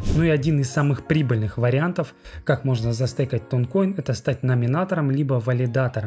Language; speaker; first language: Russian; native; Russian